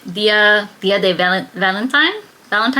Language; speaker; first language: Spanish; non-native, learner; English